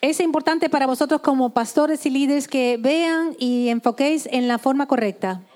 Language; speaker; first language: Spanish; native; Spanish